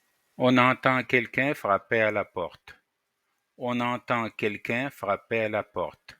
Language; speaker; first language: French; non-native, fluent; Russian